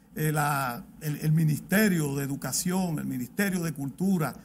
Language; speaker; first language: Spanish; native; Spanish